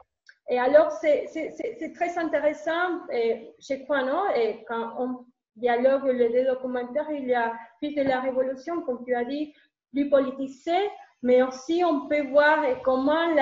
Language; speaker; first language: French; non-native, learner; Spanish